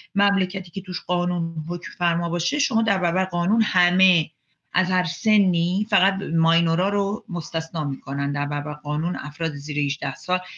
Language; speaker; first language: Persian; native; Persian